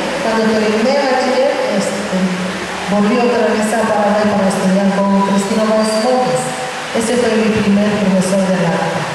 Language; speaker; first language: Spanish; non-native, fluent; Japanese